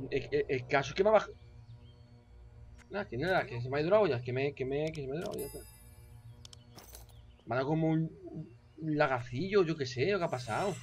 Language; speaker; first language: Spanish; native; Spanish